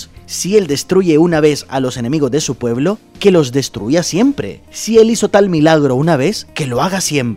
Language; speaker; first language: Spanish; native; Spanish